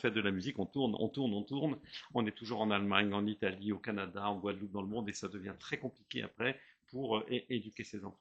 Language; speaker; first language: French; native; French